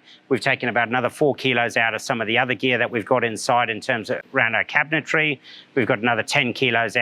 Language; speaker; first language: English; native; English